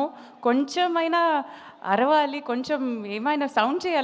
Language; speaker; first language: Telugu; non-native, fluent; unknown